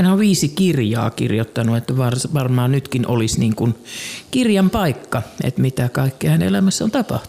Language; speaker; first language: Finnish; native; Finnish